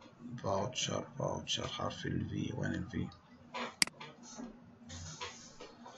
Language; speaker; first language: Arabic; native; Arabic